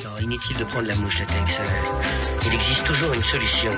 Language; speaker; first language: French; native; French